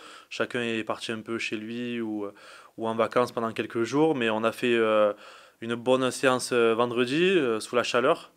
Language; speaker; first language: French; native; French